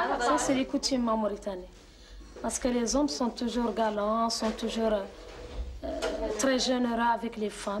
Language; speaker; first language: French; non-native, local second language; Arabic